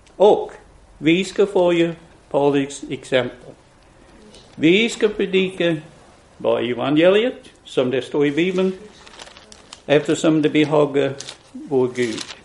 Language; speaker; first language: Swedish; non-native, fluent; English